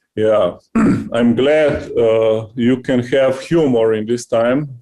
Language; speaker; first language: English; non-native, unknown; Slovenian